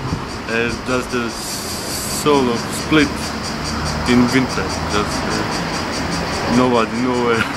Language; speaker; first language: English; non-native, learner; Croatian